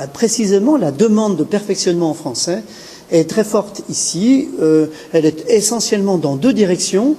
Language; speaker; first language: French; native; French